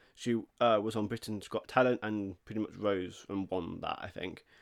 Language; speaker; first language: English; native; English